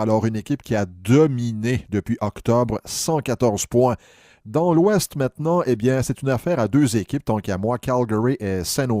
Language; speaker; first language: French; native; French